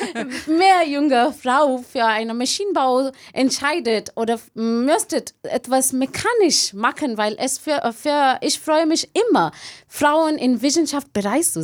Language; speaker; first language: German; non-native, learner; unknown